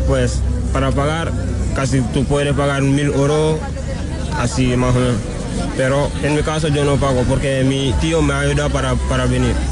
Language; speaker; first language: Spanish; non-native, learner; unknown